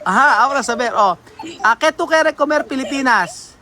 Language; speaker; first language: Spanish; non-native, learner; Filipino